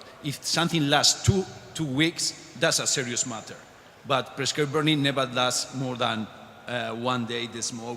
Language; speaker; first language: English; non-native, fluent; Spanish